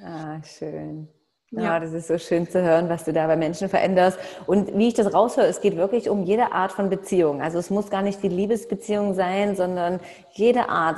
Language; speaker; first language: German; native; German